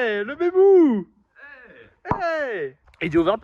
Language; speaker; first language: French; native; French